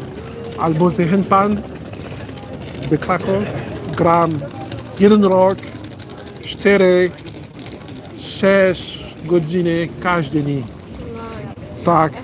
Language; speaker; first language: Polish; non-native, learner; French